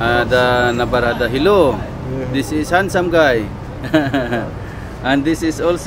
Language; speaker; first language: English; non-native, learner; Filipino